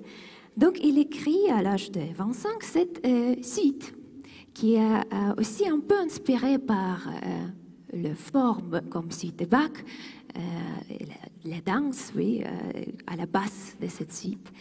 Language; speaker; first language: French; non-native, fluent; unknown